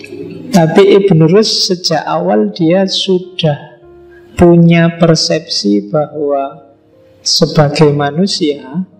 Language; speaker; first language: Indonesian; native; Indonesian